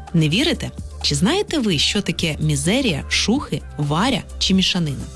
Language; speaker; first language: Ukrainian; native; Ukrainian